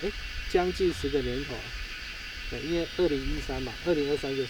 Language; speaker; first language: Chinese; native; Chinese